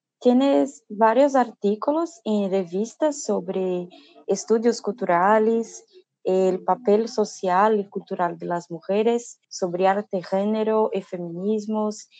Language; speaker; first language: Spanish; non-native, learner; Portuguese